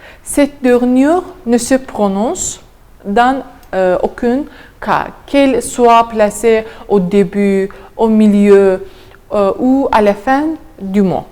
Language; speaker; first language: French; non-native, fluent; Azerbaijani